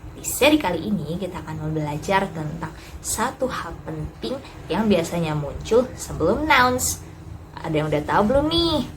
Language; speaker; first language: Indonesian; native; Indonesian